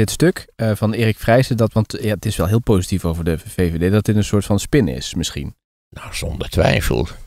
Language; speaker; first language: Dutch; native; Dutch